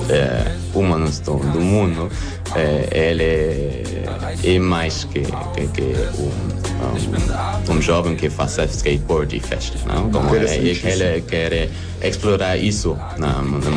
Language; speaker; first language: Portuguese; non-native, learner; German